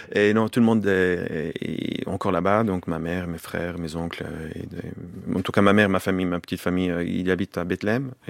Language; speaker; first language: French; non-native, fluent; Arabic